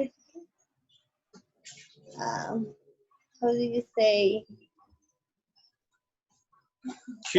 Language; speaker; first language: English; non-native, learner; Spanish